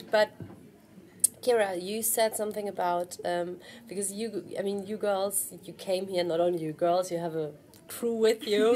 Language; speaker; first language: English; non-native, fluent; German